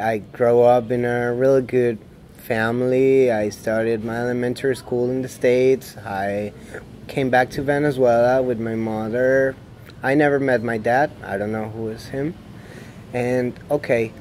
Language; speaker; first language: English; non-native, fluent; Spanish